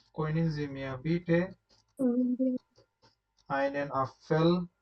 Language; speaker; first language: German; non-native, learner; Bangla